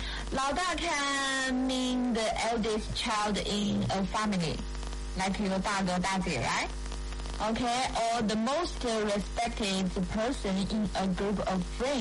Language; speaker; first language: English; non-native, fluent; Chinese